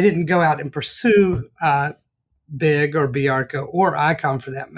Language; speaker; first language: English; native; English